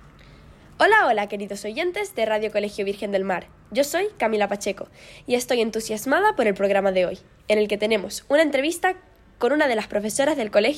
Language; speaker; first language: Spanish; native; Spanish